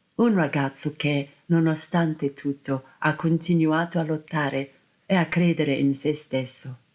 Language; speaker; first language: Italian; non-native, fluent; English